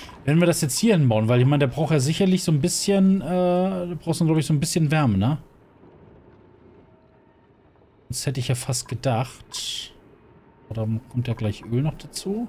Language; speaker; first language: German; native; German